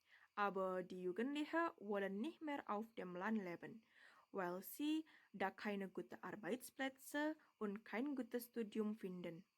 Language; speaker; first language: German; non-native, learner; Indonesian